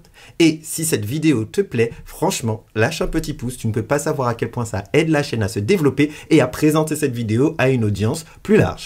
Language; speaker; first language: French; native; French